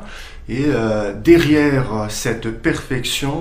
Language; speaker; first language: French; non-native, fluent; Portuguese